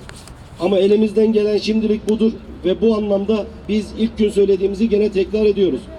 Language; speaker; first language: Turkish; native; Turkish